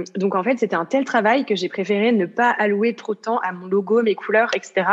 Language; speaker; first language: French; native; French